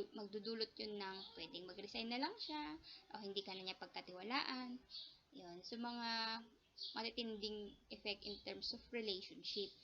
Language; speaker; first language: Filipino; non-native, local second language; Iloko